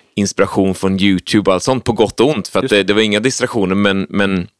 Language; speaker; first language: Swedish; native; Swedish